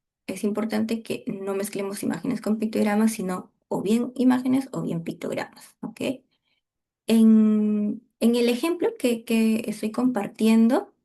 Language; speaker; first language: Spanish; native; Spanish